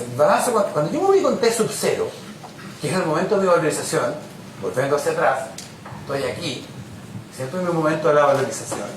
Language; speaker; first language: Spanish; native; Spanish